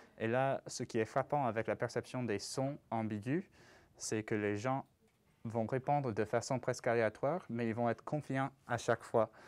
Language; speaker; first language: French; non-native, fluent; English